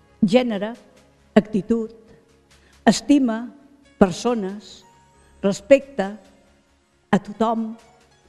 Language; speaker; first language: Catalan; native; Catalan